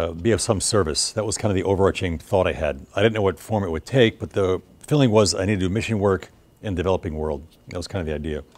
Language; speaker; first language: English; native; English